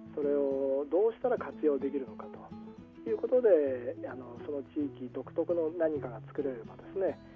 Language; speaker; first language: Japanese; native; Japanese